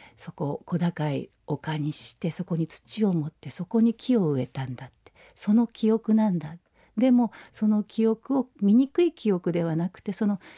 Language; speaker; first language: Japanese; native; Japanese